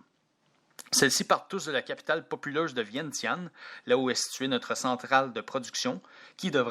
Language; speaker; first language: French; native; French